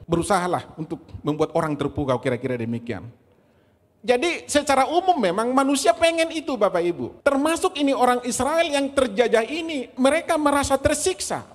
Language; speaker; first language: Indonesian; native; Indonesian